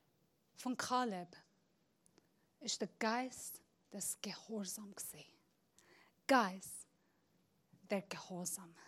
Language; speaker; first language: German; non-native, fluent; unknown